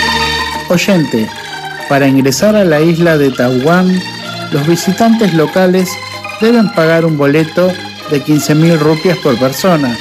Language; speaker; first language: Spanish; non-native, fluent; Indonesian